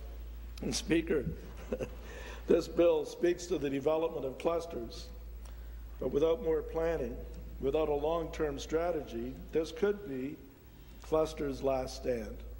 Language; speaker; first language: English; native; English